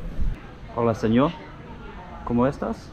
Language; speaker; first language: Spanish; non-native, learner; English